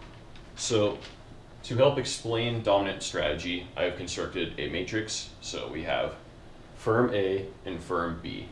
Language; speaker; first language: English; native; English